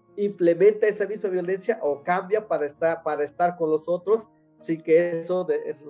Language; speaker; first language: Spanish; non-native, local second language; Nahuatl languages